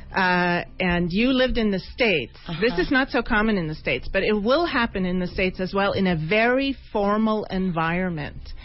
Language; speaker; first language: English; non-native, fluent; Swedish